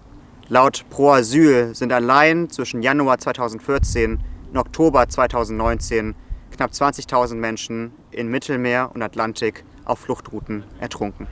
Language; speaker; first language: German; native; German